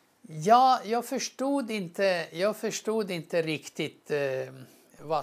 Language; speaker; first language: Swedish; non-native, fluent; Croatian